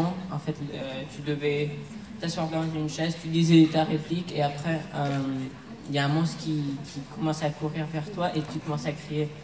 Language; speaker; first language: French; early bilingual, heritage; English